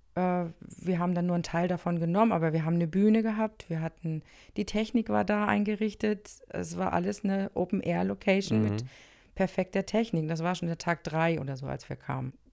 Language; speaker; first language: German; native; German